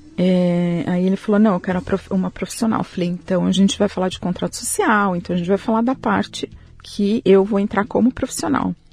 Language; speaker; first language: Portuguese; early bilingual, other home language; Spanish